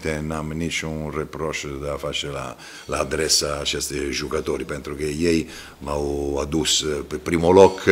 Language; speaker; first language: Romanian; non-native, fluent; Italian